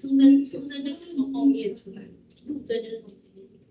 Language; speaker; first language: Chinese; native; Chinese